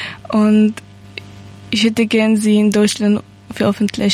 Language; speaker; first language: German; non-native, learner; Persian